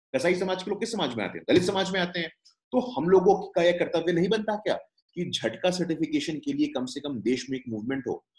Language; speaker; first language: Hindi; native; Hindi